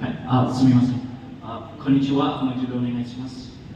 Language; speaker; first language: Japanese; non-native, learner; Indonesian